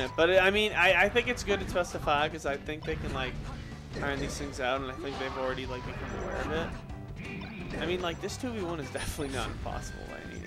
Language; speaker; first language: English; native; English